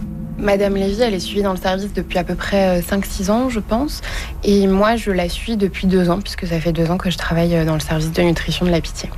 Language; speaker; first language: French; native; French